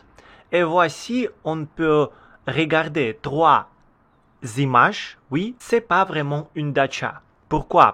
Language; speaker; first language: French; non-native, learner; Russian